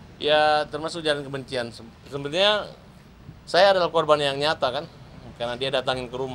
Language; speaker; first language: Indonesian; native; Indonesian